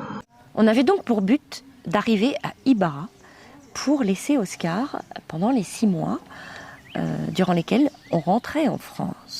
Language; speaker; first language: French; native; French